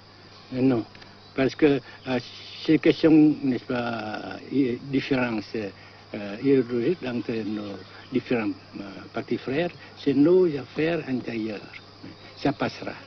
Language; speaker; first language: French; non-native, local second language; Vietnamese